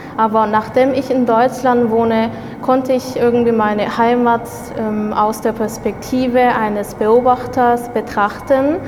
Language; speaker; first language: German; non-native, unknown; Korean